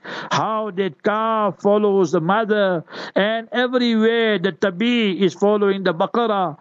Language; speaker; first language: English; native; English